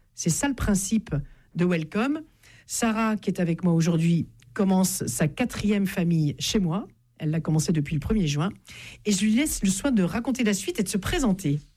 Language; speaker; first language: French; native; French